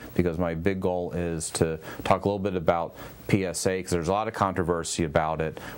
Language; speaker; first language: English; native; English